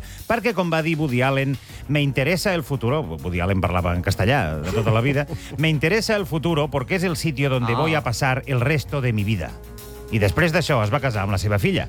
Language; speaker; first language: Catalan; native; Catalan